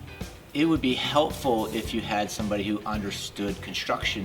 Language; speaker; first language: English; native; English